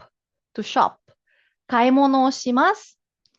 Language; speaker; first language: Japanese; non-native, fluent; Filipino